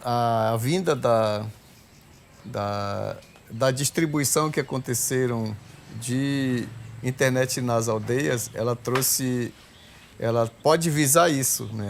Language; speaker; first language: Portuguese; non-native, local second language; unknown